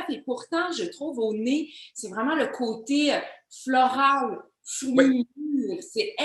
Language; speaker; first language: French; native; French